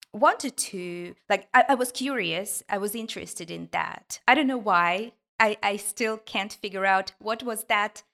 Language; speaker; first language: English; non-native, fluent; Ukrainian